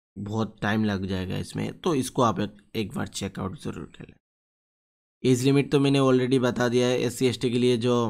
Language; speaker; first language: Hindi; non-native, local second language; Bangla